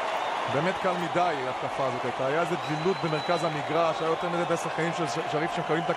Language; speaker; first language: Hebrew; native; Hebrew